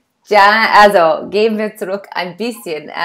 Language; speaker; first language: German; non-native, fluent; English